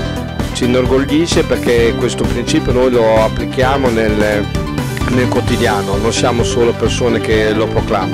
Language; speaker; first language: Italian; native; Italian